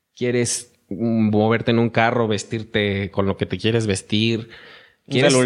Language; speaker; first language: Spanish; native; Spanish